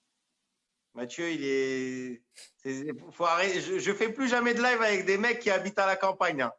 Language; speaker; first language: French; native; French